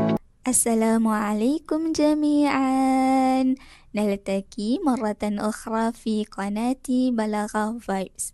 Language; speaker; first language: Arabic; non-native, fluent; Malay